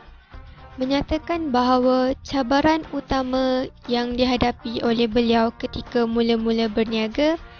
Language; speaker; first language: Malay; native; Malay